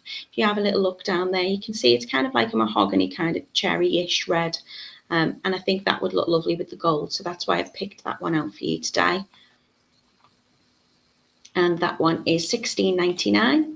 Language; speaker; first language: English; native; English